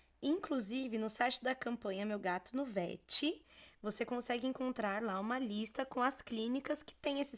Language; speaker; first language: Portuguese; native; Portuguese